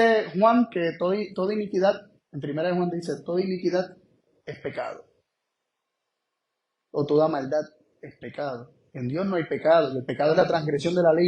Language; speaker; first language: Spanish; native; Spanish